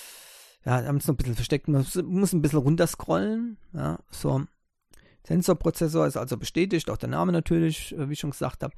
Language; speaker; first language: German; native; German